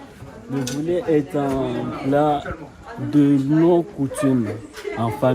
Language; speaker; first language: French; non-native, learner; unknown